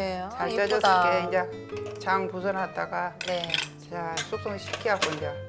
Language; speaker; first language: Korean; native; Korean